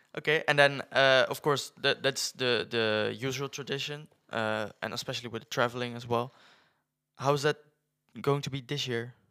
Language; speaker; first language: English; non-native, fluent; Dutch